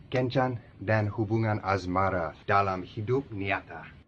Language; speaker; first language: Indonesian; non-native, learner; English